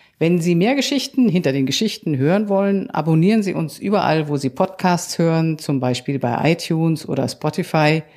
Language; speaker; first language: German; native; German